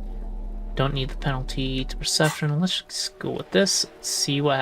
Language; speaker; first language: English; native; English